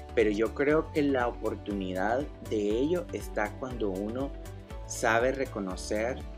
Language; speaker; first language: Spanish; native; Spanish